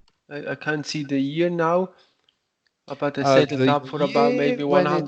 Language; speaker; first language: English; non-native, learner; Italian